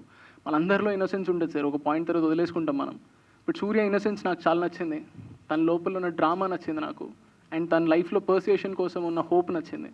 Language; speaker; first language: Telugu; native; Telugu